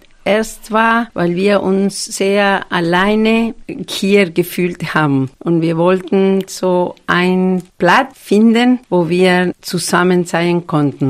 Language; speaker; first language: German; non-native, fluent; Spanish